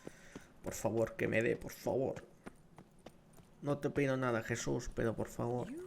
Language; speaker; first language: Spanish; native; Spanish